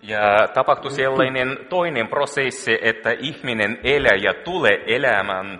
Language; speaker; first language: Finnish; non-native, fluent; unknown